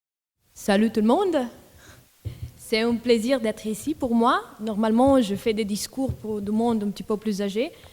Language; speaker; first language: French; non-native, local second language; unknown